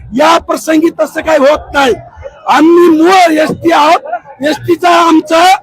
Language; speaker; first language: Marathi; non-native, local second language; Lambadi